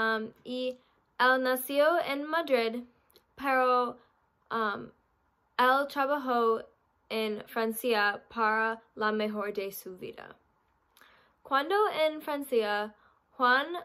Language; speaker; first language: Spanish; non-native, learner; English